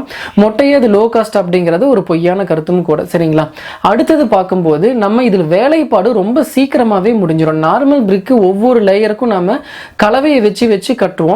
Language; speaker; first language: Tamil; native; Tamil